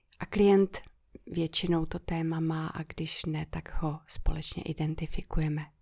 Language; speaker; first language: Czech; non-native, fluent; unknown